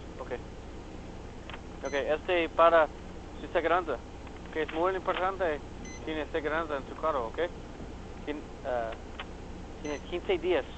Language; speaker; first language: Spanish; non-native, learner; English